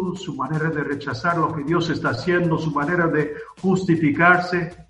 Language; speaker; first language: Spanish; non-native, fluent; English